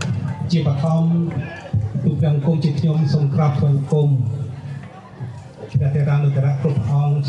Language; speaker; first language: French; non-native, fluent; Khmer